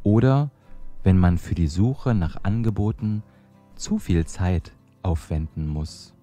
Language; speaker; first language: German; non-native, fluent; Persian